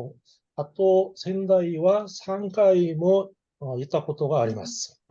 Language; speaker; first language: Japanese; non-native, learner; Korean